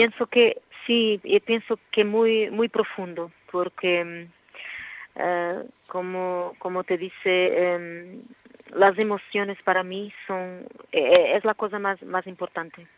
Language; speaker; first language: Spanish; non-native, learner; Portuguese